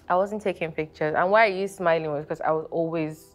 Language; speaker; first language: English; non-native, local second language; Yoruba